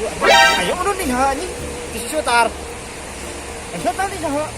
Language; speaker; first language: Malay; non-native, local second language; Sundanese